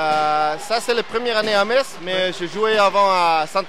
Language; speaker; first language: French; non-native, learner; Dutch